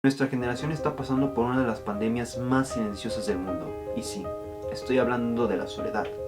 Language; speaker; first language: Spanish; early bilingual, heritage; Spanish